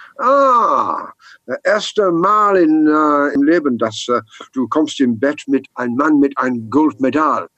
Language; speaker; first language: German; non-native, learner; English